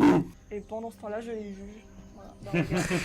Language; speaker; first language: French; native; French